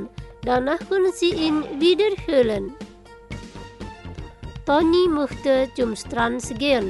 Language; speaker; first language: German; non-native, fluent; Indonesian